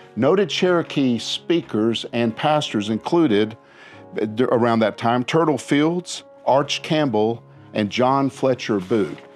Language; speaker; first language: English; native; English